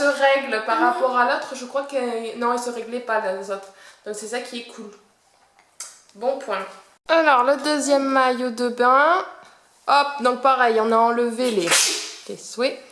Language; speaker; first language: French; native; French